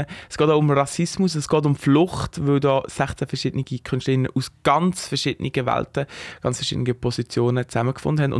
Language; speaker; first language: German; native; German